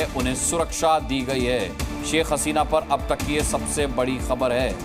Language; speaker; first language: Hindi; native; Hindi